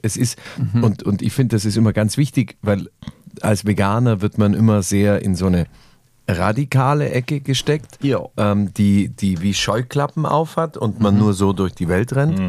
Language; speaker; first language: German; native; German